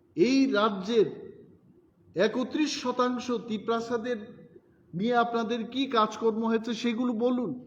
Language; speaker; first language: Bangla; non-native, local second language; Kok Borok